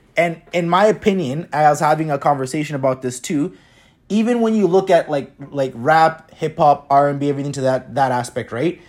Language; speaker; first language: English; native; English